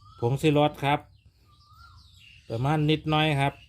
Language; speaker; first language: Thai; non-native, local second language; Northeastern Thai